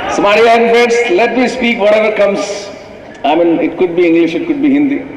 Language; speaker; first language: English; non-native, local second language; Hindi